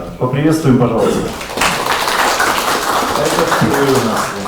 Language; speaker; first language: Russian; native; Russian